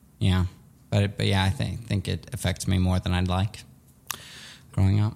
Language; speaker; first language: English; early bilingual, other home language; Russian